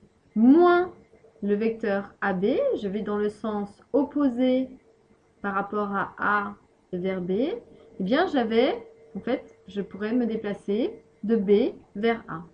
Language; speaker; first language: French; native; French